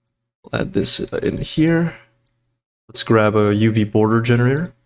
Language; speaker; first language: English; native; English